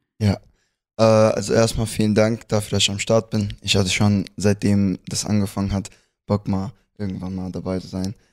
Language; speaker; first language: German; early bilingual, other home language; Spanish